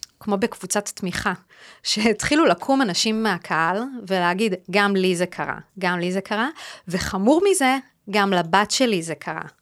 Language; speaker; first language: Hebrew; native; Hebrew